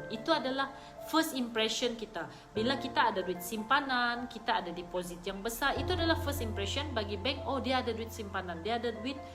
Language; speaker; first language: Malay; non-native, local second language; Iban